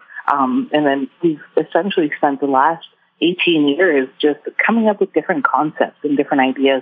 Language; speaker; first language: English; early bilingual, other home language; Hebrew